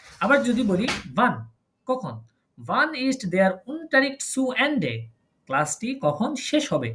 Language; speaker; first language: German; non-native, learner; Bangla